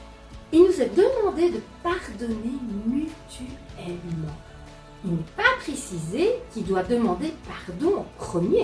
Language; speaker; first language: French; native; French